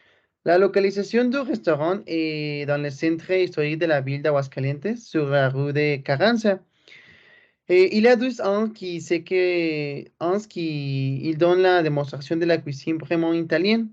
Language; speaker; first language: French; non-native, learner; Spanish